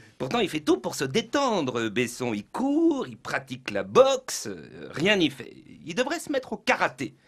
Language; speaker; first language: French; native; French